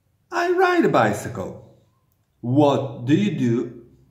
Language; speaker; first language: English; non-native, fluent; Polish